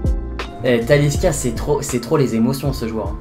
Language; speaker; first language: French; native; French